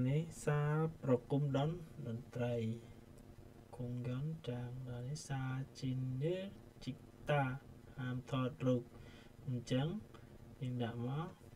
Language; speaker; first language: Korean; non-native, fluent; Khmer